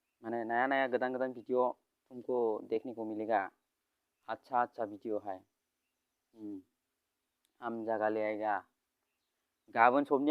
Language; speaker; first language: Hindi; non-native, local second language; Bodo